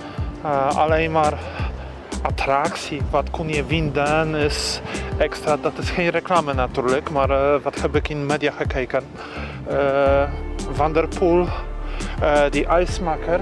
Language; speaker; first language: Dutch; non-native, learner; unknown